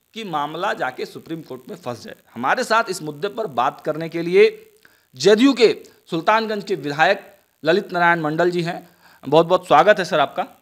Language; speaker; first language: Hindi; native; Hindi